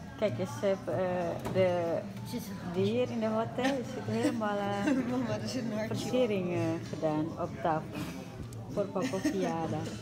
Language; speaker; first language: Dutch; non-native, learner; Indonesian